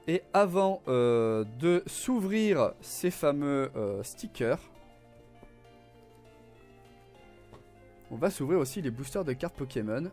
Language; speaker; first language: French; native; French